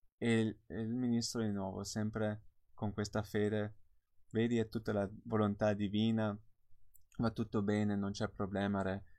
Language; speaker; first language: Italian; non-native, fluent; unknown